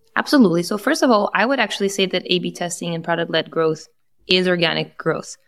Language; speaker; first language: English; non-native, fluent; Portuguese